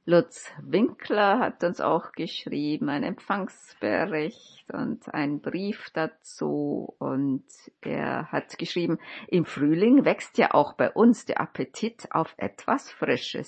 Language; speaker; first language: German; native; German